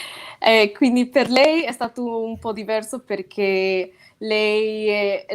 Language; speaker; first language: Italian; non-native, fluent; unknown